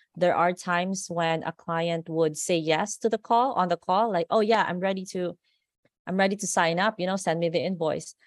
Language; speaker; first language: English; non-native, local second language; Filipino